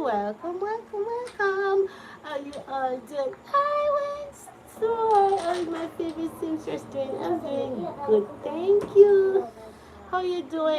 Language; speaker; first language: English; non-native, local second language; Jamaican Creole English